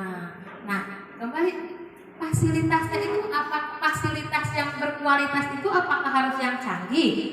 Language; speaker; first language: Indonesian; non-native, local second language; Sundanese